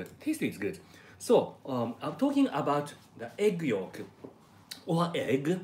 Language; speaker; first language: English; non-native, learner; Japanese